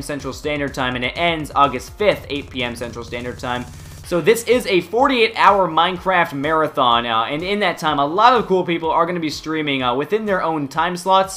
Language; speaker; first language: English; native; English